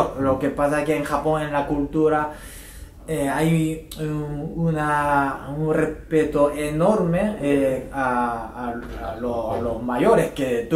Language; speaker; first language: Spanish; non-native, fluent; Japanese